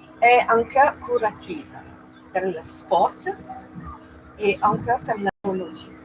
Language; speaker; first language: Italian; non-native, learner; French